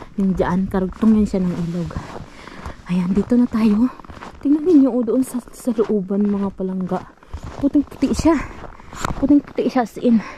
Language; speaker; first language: Filipino; non-native, local second language; Hiligaynon